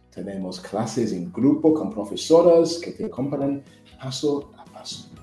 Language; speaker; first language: Spanish; non-native, fluent; English